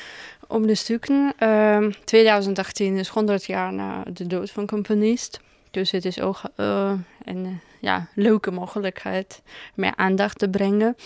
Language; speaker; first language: Dutch; non-native, fluent; Russian